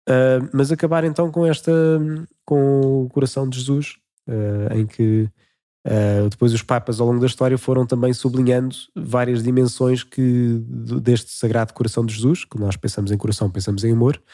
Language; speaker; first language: Portuguese; native; Portuguese